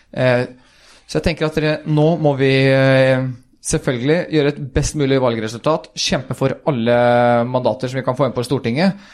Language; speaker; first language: Norwegian; early bilingual, other home language; Swedish